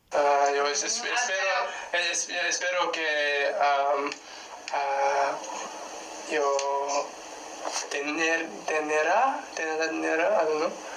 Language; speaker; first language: Spanish; non-native, learner; English